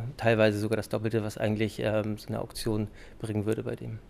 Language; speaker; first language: German; native; German